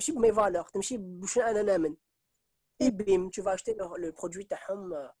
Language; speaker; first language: French; non-native, local second language; Arabic